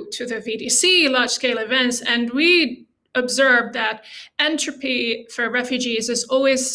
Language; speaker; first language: English; non-native, fluent; Arabic